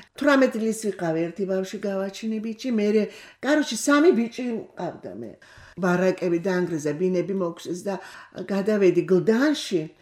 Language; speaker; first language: Georgian; non-native, local second language; Kurdish